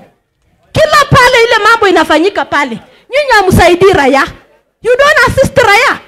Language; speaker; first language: Swahili; non-native, local second language; Kalenjin